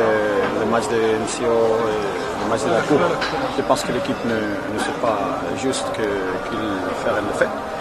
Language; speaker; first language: French; non-native, learner; Spanish